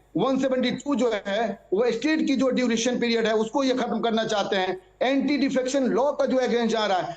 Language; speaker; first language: Hindi; native; Hindi